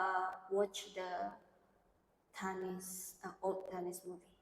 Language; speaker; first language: English; non-native, learner; Indonesian